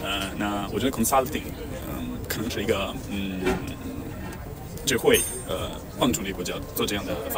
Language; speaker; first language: Chinese; non-native, fluent; Italian